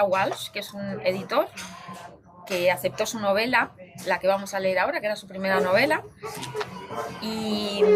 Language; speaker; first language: Spanish; native; Spanish